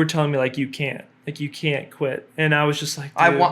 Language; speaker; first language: English; native; English